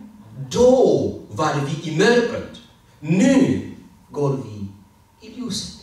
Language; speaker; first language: Swedish; non-native, fluent; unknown